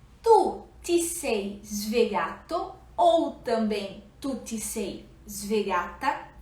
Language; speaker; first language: Italian; non-native, fluent; Portuguese